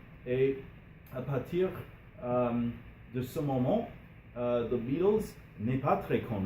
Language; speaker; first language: French; non-native, learner; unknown